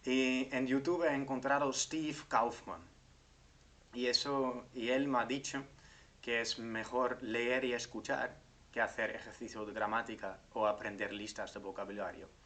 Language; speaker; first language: Spanish; non-native, fluent; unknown